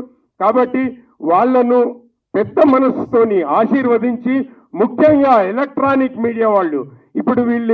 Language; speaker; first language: Telugu; native; Telugu